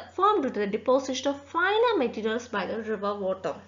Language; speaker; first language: English; non-native, local second language; Malayalam